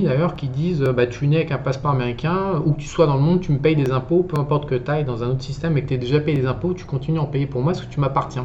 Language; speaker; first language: French; native; French